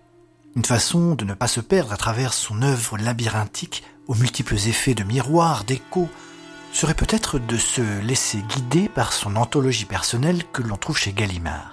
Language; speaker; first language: French; native; French